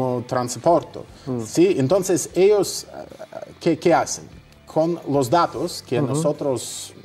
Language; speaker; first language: Spanish; non-native, fluent; Russian